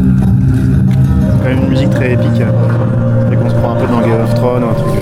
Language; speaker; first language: French; native; French